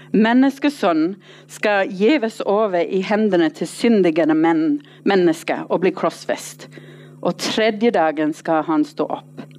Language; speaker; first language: Norwegian; non-native, fluent; English